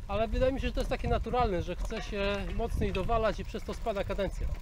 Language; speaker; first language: Polish; native; Polish